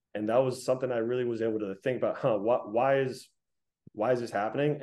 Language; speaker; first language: English; native; English